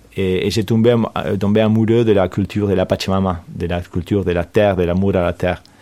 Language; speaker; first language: French; non-native, fluent; Spanish